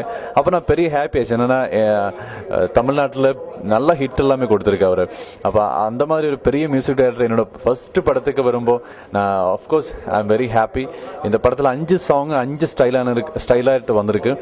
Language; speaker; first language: Tamil; non-native, learner; Malayalam